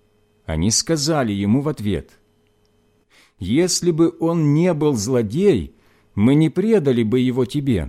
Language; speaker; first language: Russian; native; Russian